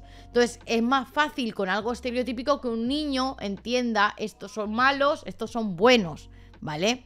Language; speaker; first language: Spanish; native; Spanish